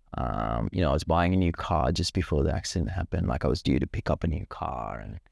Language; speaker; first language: English; non-native, local second language; Sinhala